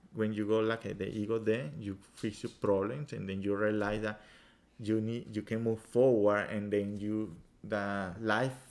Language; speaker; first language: English; non-native, fluent; Spanish